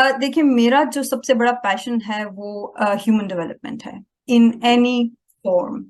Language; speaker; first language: Urdu; native; Urdu